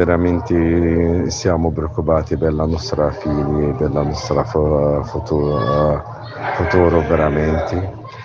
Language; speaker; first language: Italian; non-native, learner; Arabic